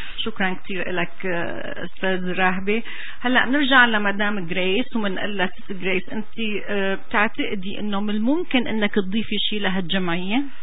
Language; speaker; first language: Arabic; native; Arabic